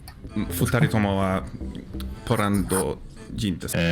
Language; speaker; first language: Japanese; non-native, learner; English